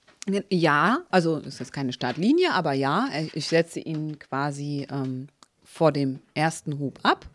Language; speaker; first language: German; native; German